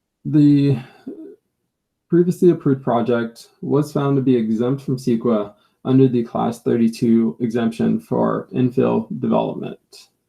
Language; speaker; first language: English; native; English